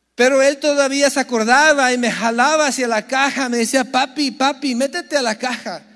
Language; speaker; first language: Spanish; early bilingual, heritage; Spanish